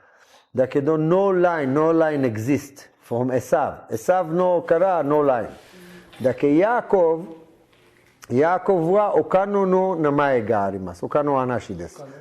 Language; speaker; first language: Japanese; non-native, learner; Hebrew